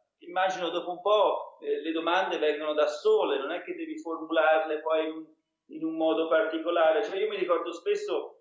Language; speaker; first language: Italian; early bilingual, heritage; Italian